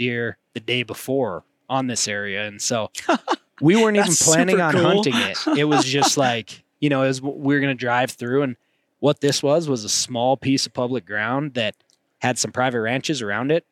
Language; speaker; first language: English; native; English